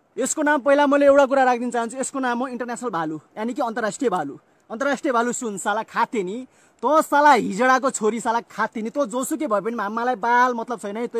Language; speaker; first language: Nepali; native; Nepali